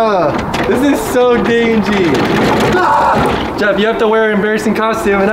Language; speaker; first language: English; native; English